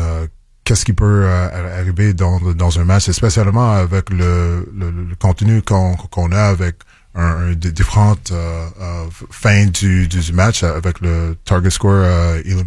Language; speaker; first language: French; non-native, local second language; English